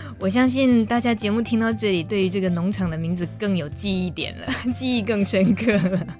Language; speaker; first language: Chinese; native; Chinese